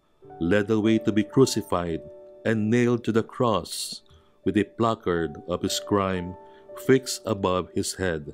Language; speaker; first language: English; non-native, local second language; Filipino